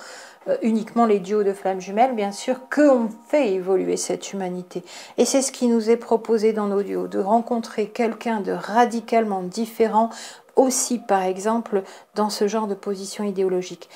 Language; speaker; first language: French; native; French